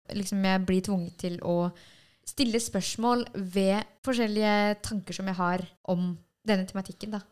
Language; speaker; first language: Norwegian; early bilingual, other home language; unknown